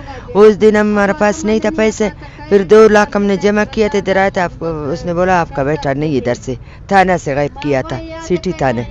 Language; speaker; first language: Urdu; non-native, local second language; Baluchi